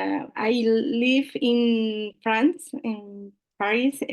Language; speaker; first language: English; non-native, learner; Spanish